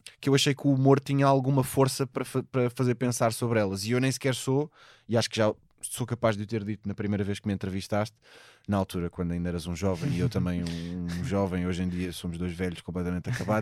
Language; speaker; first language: Portuguese; native; Portuguese